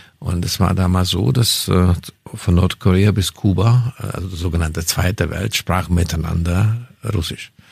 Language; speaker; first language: German; non-native, fluent; Hungarian